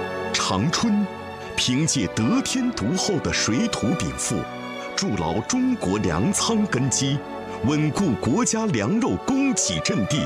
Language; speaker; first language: Chinese; native; Chinese